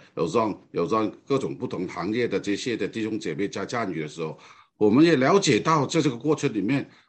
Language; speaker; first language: Chinese; non-native, fluent; Cantonese